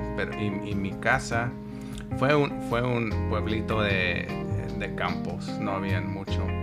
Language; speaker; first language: Spanish; non-native, learner; English